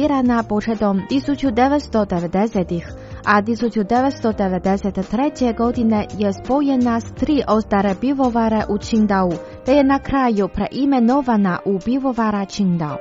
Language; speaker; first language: Croatian; non-native, fluent; Chinese